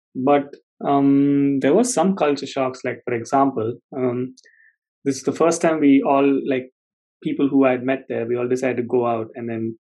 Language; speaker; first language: English; non-native, local second language; Tamil